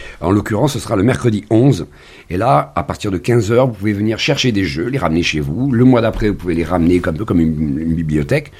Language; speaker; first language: French; native; French